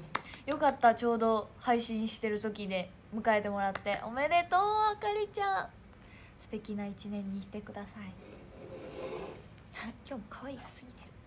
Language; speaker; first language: Japanese; native; Japanese